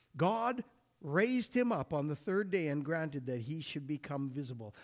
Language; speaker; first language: English; native; English